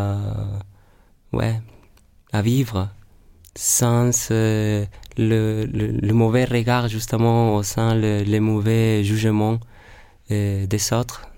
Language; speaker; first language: French; non-native, fluent; Spanish